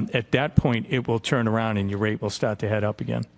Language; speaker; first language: English; native; English